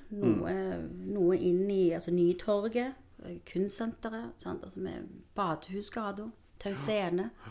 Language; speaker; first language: Norwegian; early bilingual, other home language; Spanish